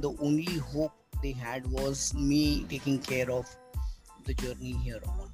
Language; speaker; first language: English; non-native, local second language; Hindi